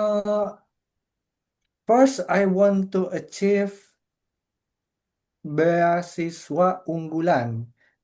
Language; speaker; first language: English; non-native, fluent; Indonesian